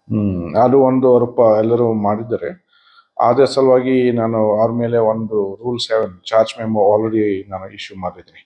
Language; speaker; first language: Kannada; non-native, fluent; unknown